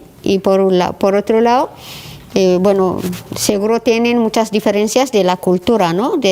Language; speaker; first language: Spanish; non-native, learner; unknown